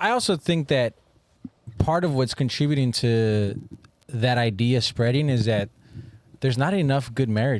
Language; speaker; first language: English; native; English